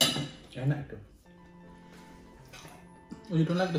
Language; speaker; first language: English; non-native, fluent; Indonesian